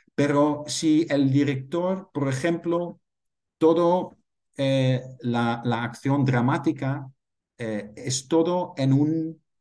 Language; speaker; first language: Spanish; non-native, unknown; Dutch